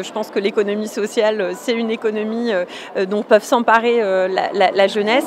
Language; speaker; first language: French; native; French